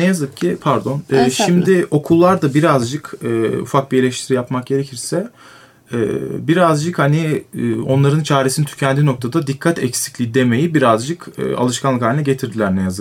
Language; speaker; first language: Turkish; native; Turkish